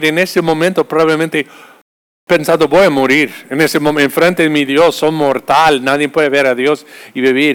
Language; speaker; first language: Spanish; non-native, fluent; English